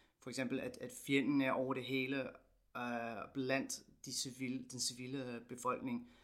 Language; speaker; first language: Danish; non-native, fluent; English